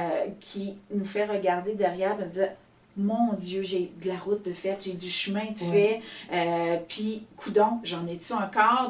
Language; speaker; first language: French; native; French